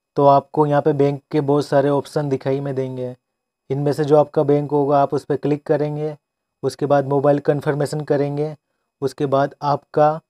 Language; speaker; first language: Hindi; non-native, local second language; Gujarati